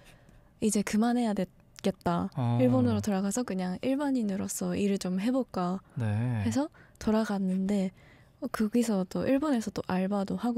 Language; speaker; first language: Korean; non-native, fluent; Japanese